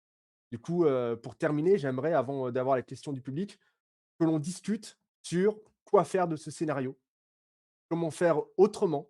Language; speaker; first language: French; native; French